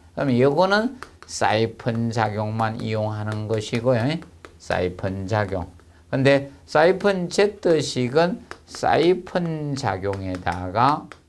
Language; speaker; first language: Korean; native; Korean